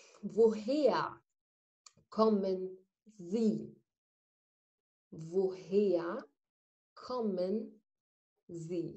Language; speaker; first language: German; non-native, fluent; Arabic